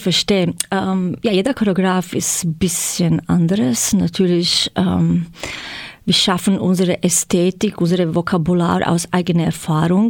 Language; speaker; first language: German; non-native, fluent; Croatian